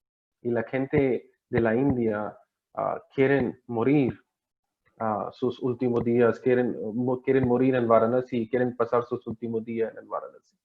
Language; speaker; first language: Spanish; non-native, learner; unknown